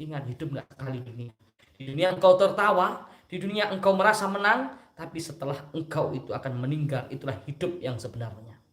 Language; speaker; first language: Indonesian; native; Indonesian